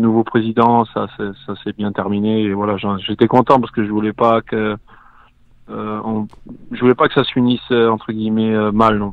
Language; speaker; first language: French; native; French